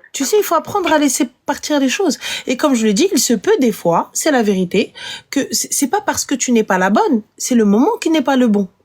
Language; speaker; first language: French; native; French